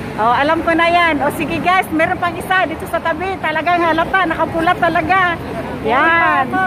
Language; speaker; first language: Filipino; native; Filipino